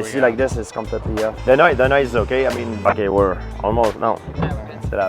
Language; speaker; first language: English; non-native, fluent; French